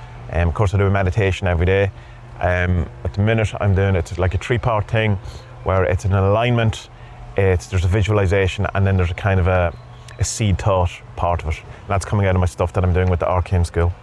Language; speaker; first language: English; native; English